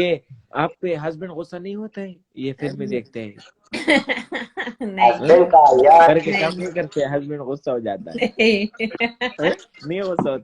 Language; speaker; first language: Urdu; non-native, learner; Pashto